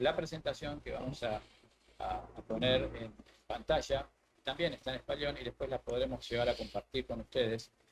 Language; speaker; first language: Spanish; native; Spanish